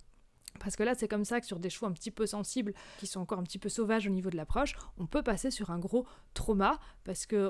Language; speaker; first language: French; native; French